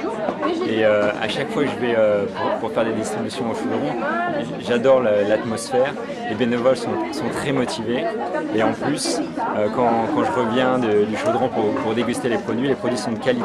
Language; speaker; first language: French; native; French